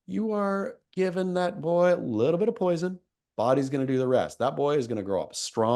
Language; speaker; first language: English; native; English